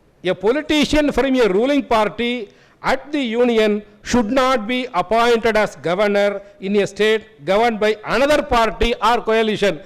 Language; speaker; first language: English; non-native, local second language; Tamil